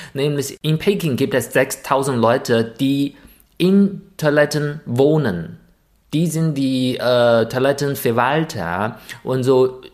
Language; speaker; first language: German; non-native, fluent; Chinese